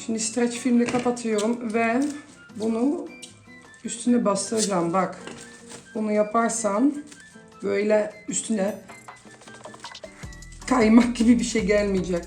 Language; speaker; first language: Turkish; early bilingual, heritage; Turkish